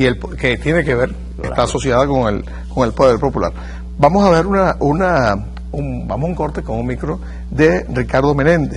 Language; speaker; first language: Spanish; native; Spanish